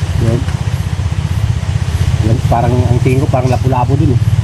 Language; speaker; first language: Filipino; native; Filipino